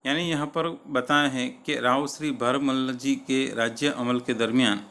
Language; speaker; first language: Hindi; non-native, local second language; Gujarati